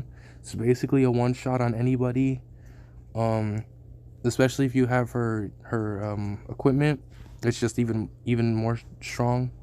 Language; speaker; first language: English; native; English